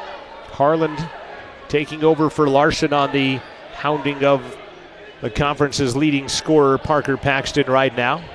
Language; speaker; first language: English; native; English